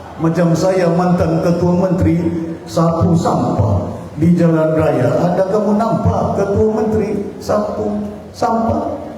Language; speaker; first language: Malay; native; Malay